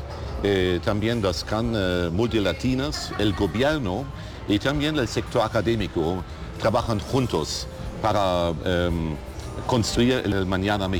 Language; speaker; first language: Spanish; non-native, learner; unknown